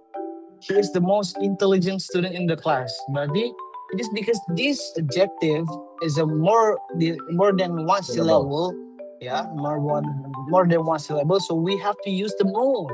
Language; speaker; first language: English; non-native, learner; Indonesian